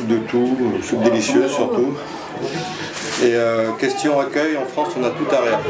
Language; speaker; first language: French; native; French